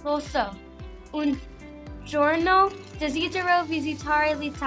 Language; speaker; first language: Italian; non-native, learner; English